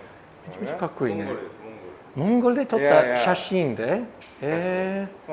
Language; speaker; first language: Japanese; non-native, fluent; English